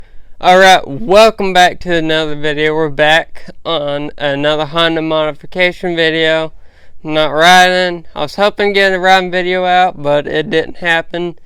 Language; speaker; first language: English; native; English